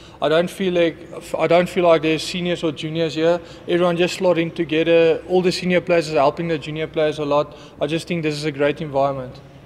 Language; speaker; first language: English; non-native, local second language; Afrikaans